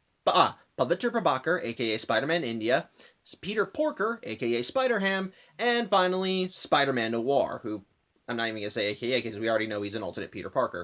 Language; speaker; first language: English; native; English